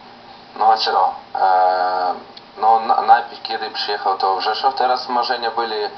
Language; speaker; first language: Polish; non-native, learner; Russian